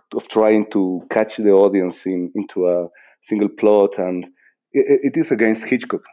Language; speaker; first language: English; non-native, fluent; Spanish